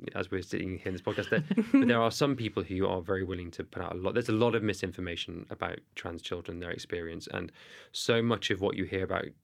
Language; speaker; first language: English; native; English